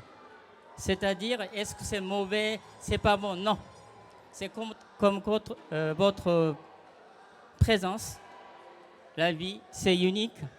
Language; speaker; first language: French; non-native, fluent; Japanese